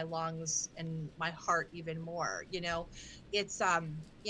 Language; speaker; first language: English; native; English